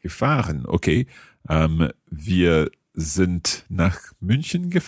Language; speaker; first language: German; non-native, learner; English